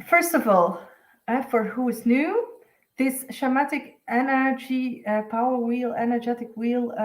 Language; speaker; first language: English; non-native, fluent; Dutch